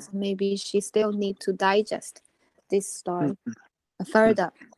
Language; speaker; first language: English; non-native, fluent; Chinese